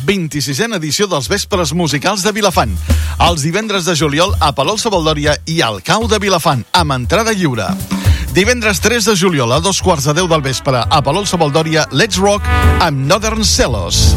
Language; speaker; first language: Catalan; native; Catalan